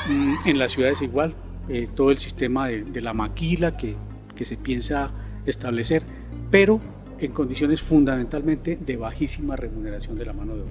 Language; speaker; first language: Spanish; native; Spanish